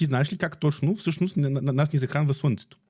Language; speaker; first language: Bulgarian; native; Bulgarian